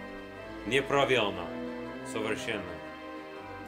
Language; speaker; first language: Russian; non-native, learner; English